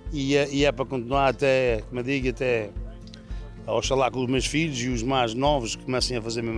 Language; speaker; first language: Portuguese; native; Portuguese